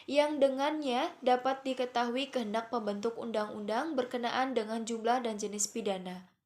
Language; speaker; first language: Indonesian; native; Indonesian